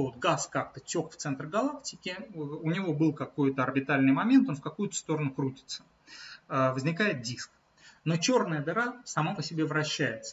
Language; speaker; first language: Russian; native; Russian